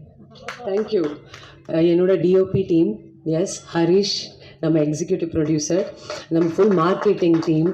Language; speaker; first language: Tamil; non-native, fluent; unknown